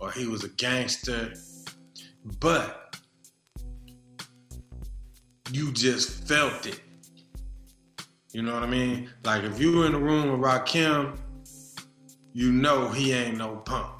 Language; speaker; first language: English; native; English